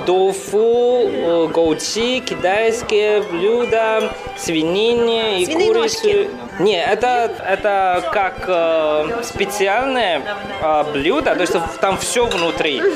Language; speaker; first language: Russian; non-native, learner; Chinese